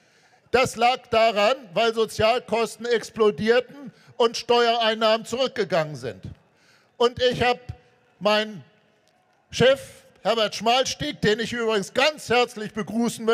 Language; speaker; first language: German; native; German